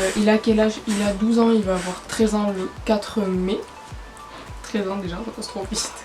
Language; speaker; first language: French; native; French